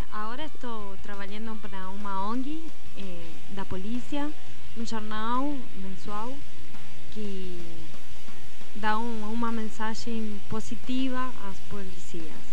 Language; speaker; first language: Portuguese; non-native, learner; Spanish